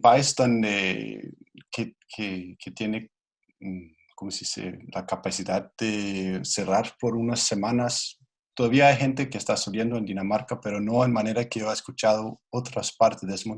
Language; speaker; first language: Spanish; non-native, fluent; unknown